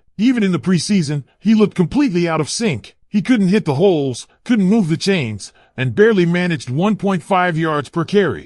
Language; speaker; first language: English; native; English